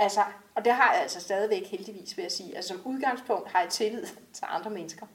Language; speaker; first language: Danish; native; Danish